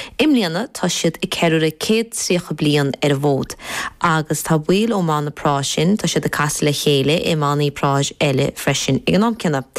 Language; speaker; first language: Irish; native; Irish